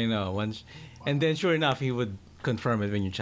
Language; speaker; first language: English; native; English